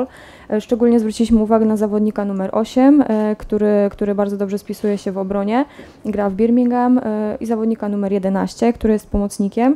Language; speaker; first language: Polish; native; Polish